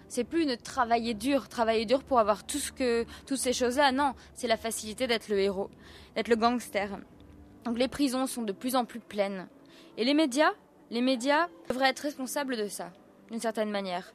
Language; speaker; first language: French; native; French